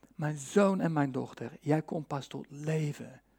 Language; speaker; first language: Dutch; native; Dutch